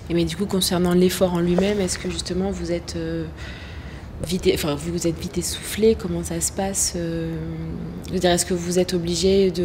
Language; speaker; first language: French; native; French